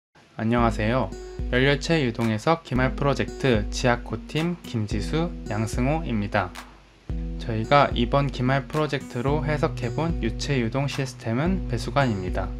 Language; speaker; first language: Korean; native; Korean